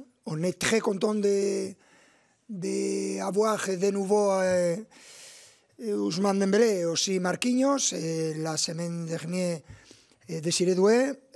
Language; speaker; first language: French; non-native, fluent; Spanish